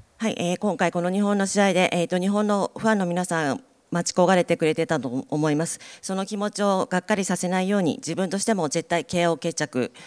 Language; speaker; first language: Japanese; native; Japanese